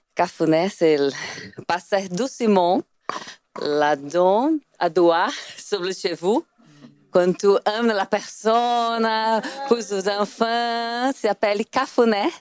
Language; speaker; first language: French; non-native, learner; Portuguese